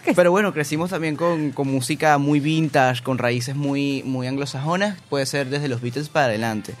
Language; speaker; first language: Spanish; native; Spanish